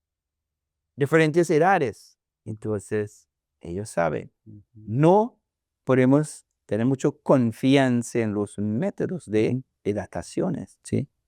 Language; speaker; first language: Spanish; non-native, learner; English